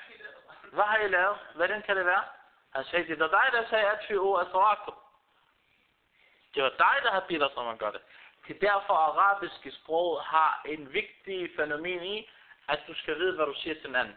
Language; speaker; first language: Danish; non-native, fluent; Arabic